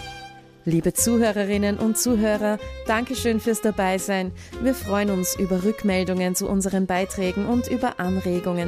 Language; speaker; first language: German; native; German